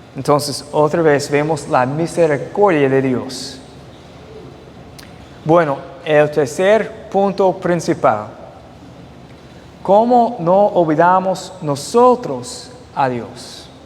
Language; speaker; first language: Spanish; non-native, fluent; English